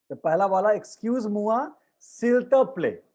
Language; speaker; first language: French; non-native, learner; Hindi